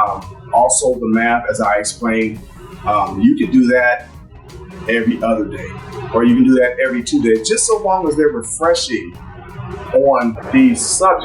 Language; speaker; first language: English; native; English